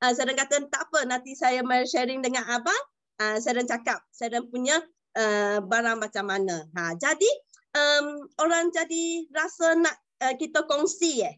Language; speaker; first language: Malay; non-native, local second language; Chinese